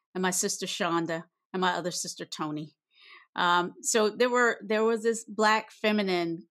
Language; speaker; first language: English; native; English